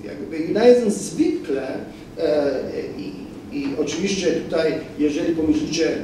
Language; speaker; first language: Polish; non-native, fluent; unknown